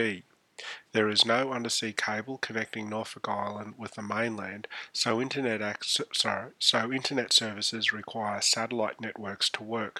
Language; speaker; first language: English; native; English